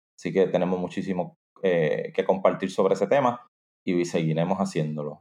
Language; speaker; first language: Spanish; native; Spanish